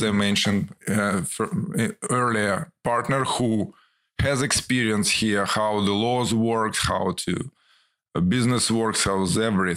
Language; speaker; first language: English; non-native, fluent; Ukrainian